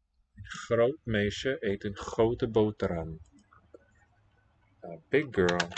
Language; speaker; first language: Dutch; non-native, learner; English